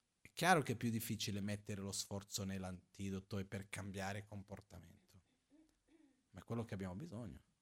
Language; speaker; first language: Italian; non-native, fluent; Portuguese